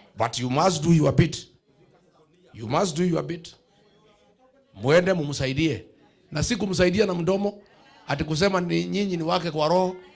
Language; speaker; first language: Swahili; non-native, local second language; Kikuyu